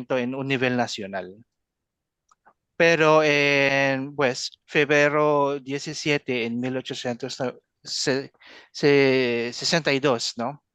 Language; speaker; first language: Spanish; non-native, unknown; Filipino